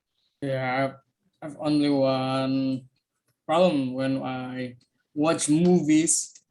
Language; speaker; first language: English; non-native, learner; Indonesian